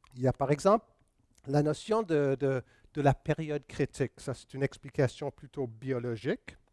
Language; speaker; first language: French; non-native, local second language; English